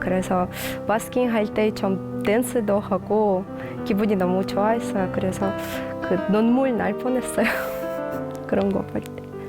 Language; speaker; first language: Korean; non-native, learner; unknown